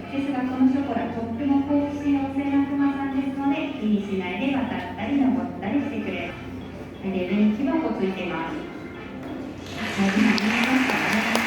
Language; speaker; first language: Japanese; native; Japanese